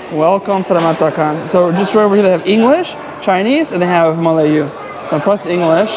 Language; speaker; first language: English; native; English